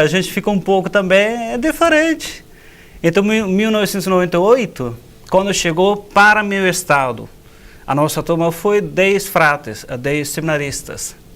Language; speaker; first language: Portuguese; non-native, fluent; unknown